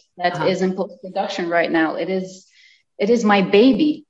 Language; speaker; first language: English; non-native, fluent; Arabic